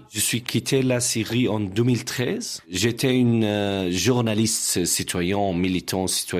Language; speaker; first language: French; non-native, learner; Arabic